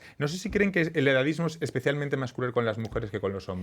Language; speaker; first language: Spanish; native; Spanish